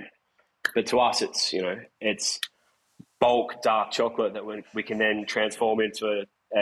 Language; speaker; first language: English; native; English